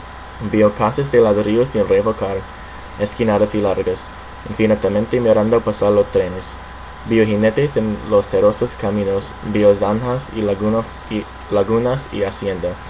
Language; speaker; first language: Spanish; non-native, learner; English